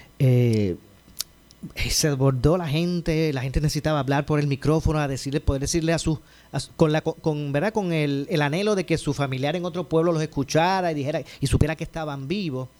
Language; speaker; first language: Spanish; native; Spanish